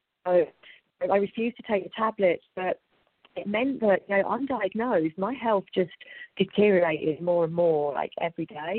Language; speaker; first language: English; native; English